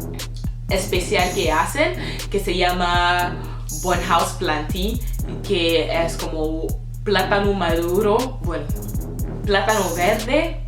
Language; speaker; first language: Spanish; non-native, fluent; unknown